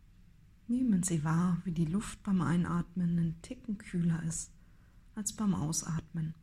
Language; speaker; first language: German; native; German